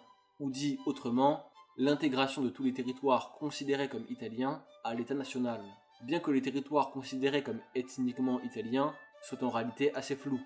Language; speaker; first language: French; native; French